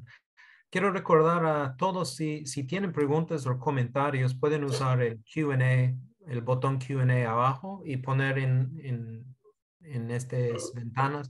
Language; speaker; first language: Spanish; non-native, fluent; English